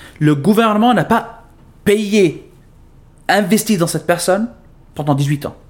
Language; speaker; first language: French; non-native, fluent; Arabic